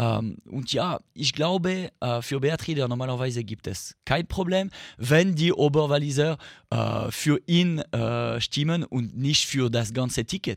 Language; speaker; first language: German; non-native, fluent; French